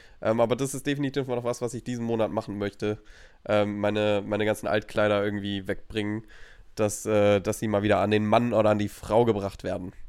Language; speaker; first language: German; native; German